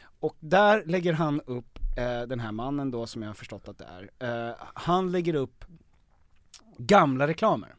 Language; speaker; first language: Swedish; native; Swedish